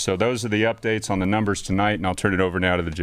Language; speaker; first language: English; native; English